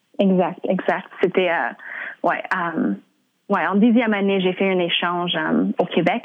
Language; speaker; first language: French; non-native, local second language; English